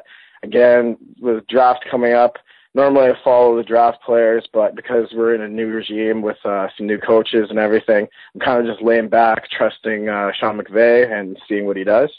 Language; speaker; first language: English; native; English